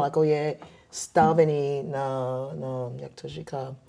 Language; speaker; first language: Czech; non-native, fluent; English